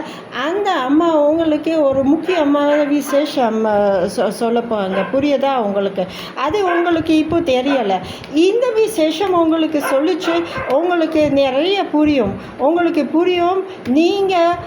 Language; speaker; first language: Tamil; non-native, learner; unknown